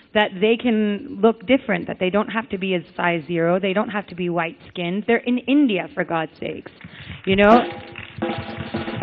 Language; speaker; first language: English; native; English